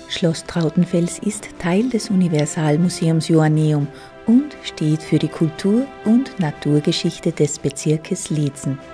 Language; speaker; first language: German; native; German